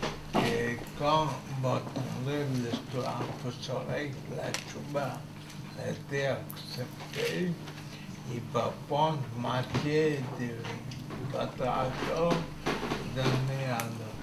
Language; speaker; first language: French; non-native, fluent; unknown